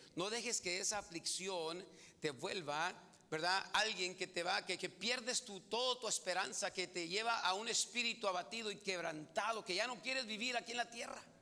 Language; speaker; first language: Spanish; early bilingual, heritage; Spanish